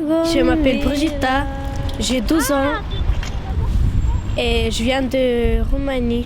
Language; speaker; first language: French; early bilingual, other home language; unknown